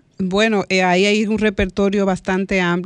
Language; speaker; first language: Spanish; native; Spanish